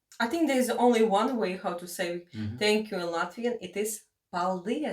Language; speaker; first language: English; non-native, fluent; Latvian